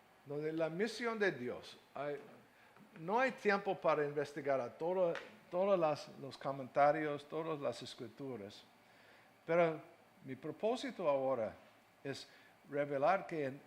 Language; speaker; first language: Spanish; non-native, fluent; English